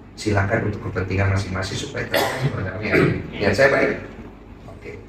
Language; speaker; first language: Indonesian; native; Indonesian